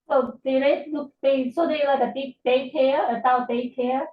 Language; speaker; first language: English; non-native, learner; Chinese